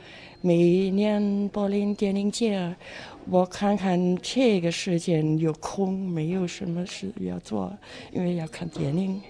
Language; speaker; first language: Chinese; non-native, fluent; German